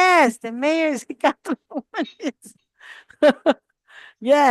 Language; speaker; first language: English; non-native, fluent; Portuguese